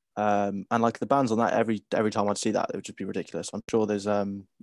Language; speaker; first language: English; native; English